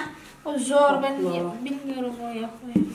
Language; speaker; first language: Turkish; non-native, learner; Indonesian